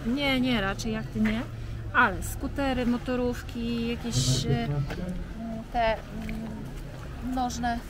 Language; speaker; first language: Polish; native; Polish